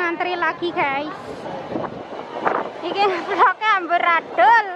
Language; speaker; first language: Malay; non-native, local second language; Javanese